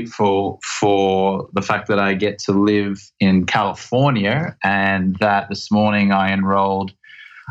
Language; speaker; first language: English; native; English